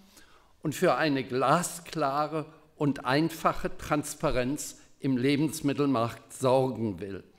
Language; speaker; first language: German; native; German